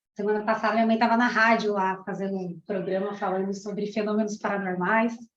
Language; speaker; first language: Portuguese; early bilingual, other home language; Spanish